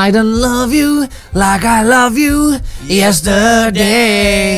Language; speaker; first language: English; non-native, learner; Indonesian